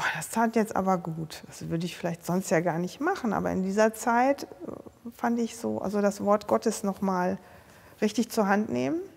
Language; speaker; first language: German; native; German